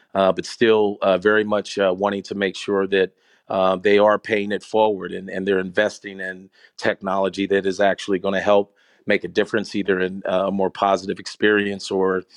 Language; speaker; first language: English; native; English